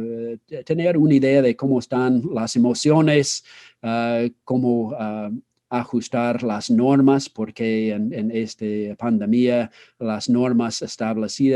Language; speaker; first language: Spanish; non-native, fluent; English